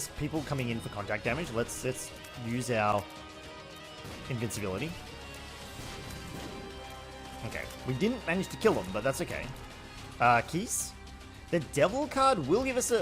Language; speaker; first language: English; native; English